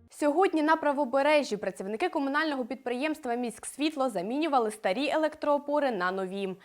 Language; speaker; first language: Ukrainian; native; Ukrainian